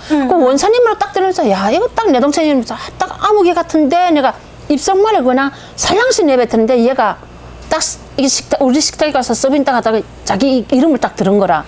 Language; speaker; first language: Korean; native; Korean